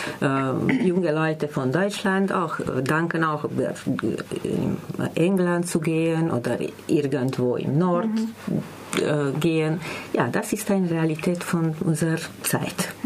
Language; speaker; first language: German; non-native, learner; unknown